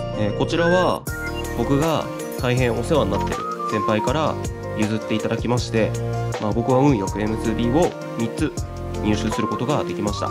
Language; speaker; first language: Japanese; native; Japanese